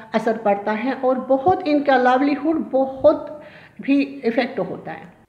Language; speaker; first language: Hindi; native; Hindi